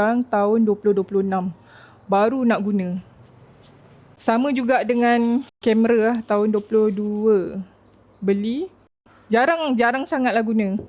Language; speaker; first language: Malay; native; Malay